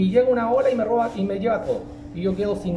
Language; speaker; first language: Spanish; native; Spanish